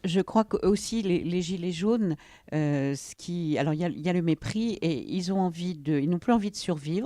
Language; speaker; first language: French; native; French